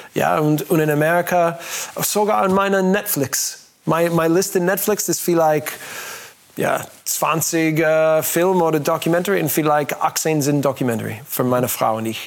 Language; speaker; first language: German; non-native, learner; English